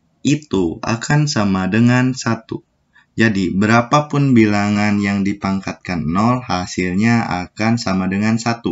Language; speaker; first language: Indonesian; native; Indonesian